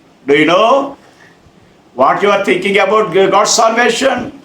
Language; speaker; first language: English; non-native, local second language; Telugu